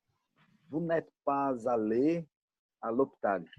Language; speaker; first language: French; non-native, learner; Portuguese